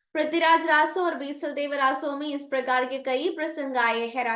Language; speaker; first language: Hindi; non-native, local second language; Malayalam